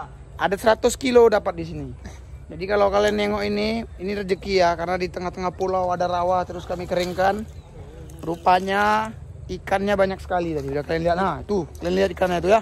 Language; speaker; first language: Indonesian; native; Indonesian